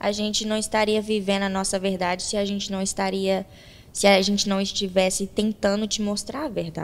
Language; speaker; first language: Portuguese; early bilingual, heritage; Portuguese